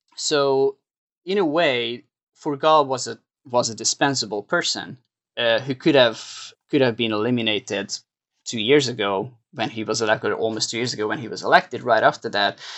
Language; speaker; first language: English; non-native, fluent; Hungarian